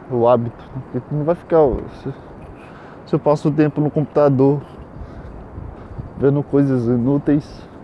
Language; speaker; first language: Portuguese; native; Portuguese